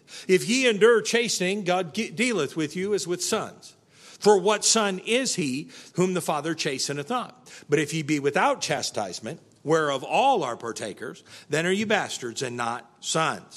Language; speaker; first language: English; native; English